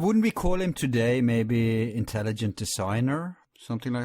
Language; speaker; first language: English; non-native, fluent; Norwegian